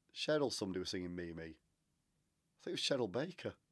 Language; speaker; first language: English; native; English